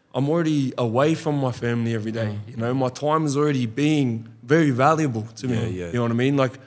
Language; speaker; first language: English; native; English